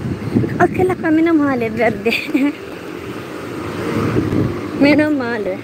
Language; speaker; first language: Italian; non-native, local second language; Filipino